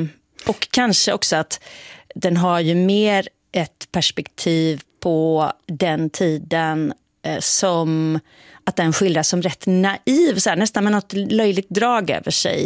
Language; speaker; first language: Swedish; native; Swedish